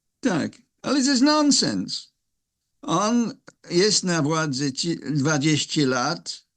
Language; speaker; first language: Polish; non-native, fluent; English